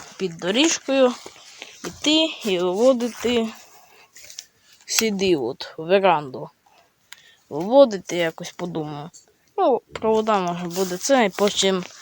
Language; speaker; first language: Ukrainian; non-native, local second language; Russian